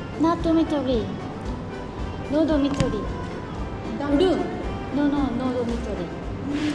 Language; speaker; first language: English; non-native, learner; Korean